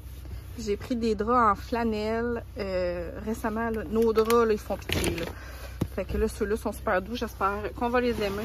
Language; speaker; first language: French; native; French